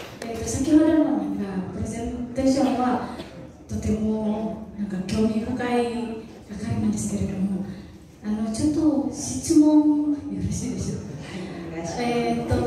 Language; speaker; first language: Japanese; non-native, learner; Indonesian